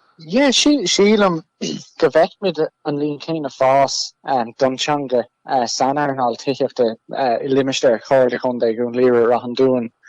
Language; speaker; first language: Irish; non-native, local second language; English